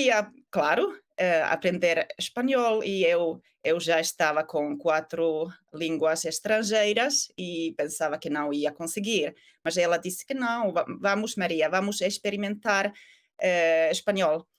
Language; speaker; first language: Portuguese; non-native, fluent; Finnish